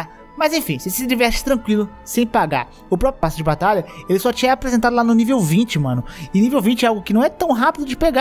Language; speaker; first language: Portuguese; native; Portuguese